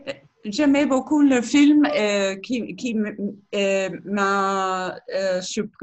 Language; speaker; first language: French; non-native, learner; Spanish